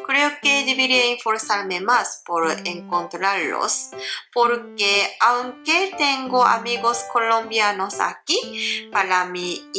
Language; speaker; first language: Spanish; non-native, learner; Japanese